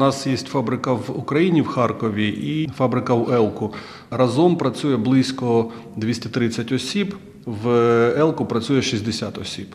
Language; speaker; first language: Ukrainian; non-native, local second language; Russian